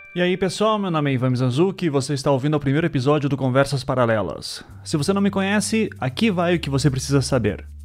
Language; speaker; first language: Portuguese; native; Portuguese